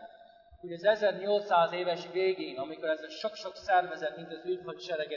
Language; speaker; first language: Hungarian; non-native, fluent; English